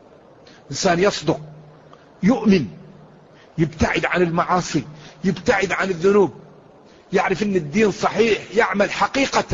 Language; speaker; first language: Arabic; native; Arabic